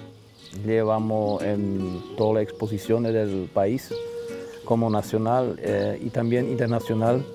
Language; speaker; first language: Spanish; non-native, local second language; German